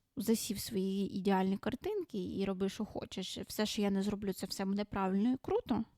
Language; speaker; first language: Ukrainian; non-native, local second language; Russian